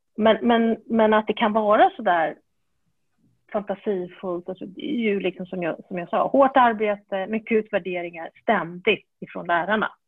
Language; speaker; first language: Swedish; early bilingual, other home language; Kurdish